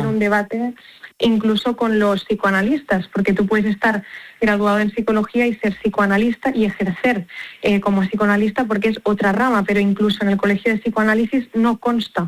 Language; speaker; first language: Spanish; native; Spanish